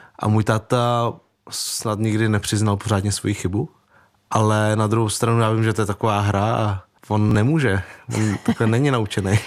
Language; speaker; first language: Czech; early bilingual, other home language; Vietnamese